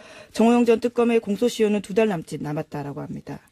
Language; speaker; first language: Korean; native; Korean